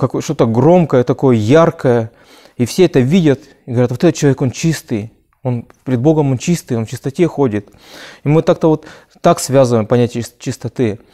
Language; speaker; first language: Russian; native; Russian